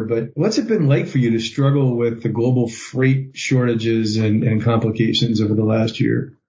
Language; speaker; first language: English; native; English